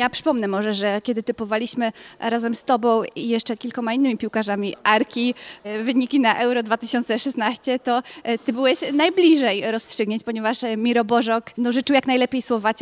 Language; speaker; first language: Polish; native; Polish